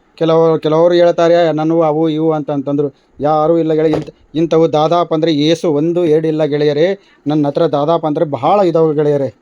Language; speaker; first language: Kannada; non-native, local second language; Urdu